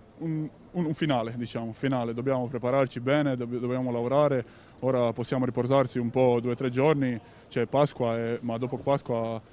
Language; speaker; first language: Italian; non-native, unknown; Croatian